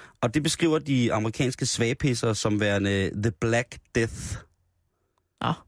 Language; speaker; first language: Danish; native; Danish